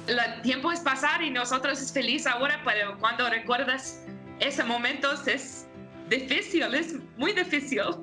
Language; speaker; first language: Spanish; non-native, learner; English